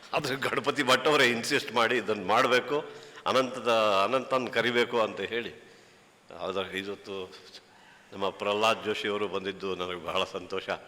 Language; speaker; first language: Kannada; native; Kannada